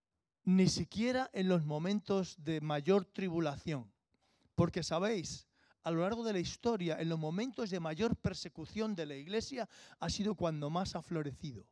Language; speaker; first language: Spanish; native; Spanish